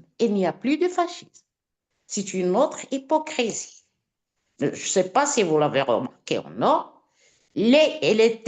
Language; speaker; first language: French; non-native, fluent; Italian